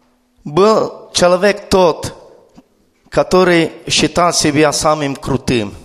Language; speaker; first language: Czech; non-native, learner; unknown